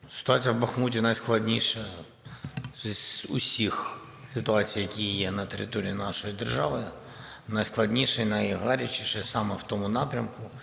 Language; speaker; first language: Ukrainian; non-native, local second language; Russian